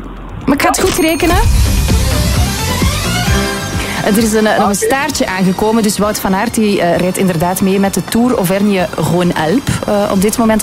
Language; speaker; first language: Dutch; native; Dutch